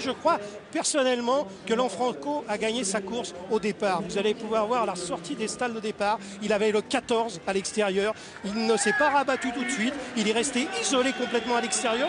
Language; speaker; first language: French; native; French